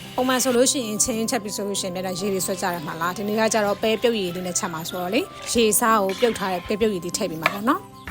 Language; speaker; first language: Burmese; native; Burmese